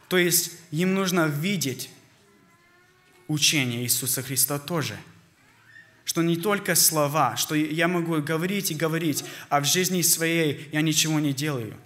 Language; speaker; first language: Russian; early bilingual, heritage; Russian